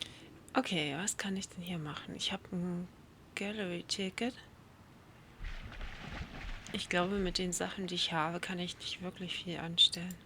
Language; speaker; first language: German; native; German